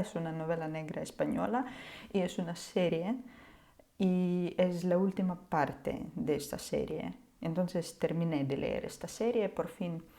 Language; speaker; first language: Spanish; non-native, fluent; Ukrainian